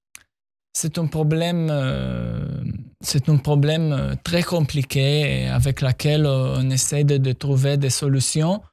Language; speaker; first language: French; non-native, fluent; Hebrew